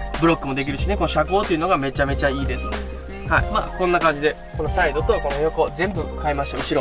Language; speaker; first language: Japanese; native; Japanese